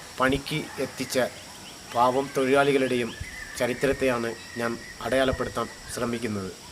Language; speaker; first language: Malayalam; non-native, local second language; Tamil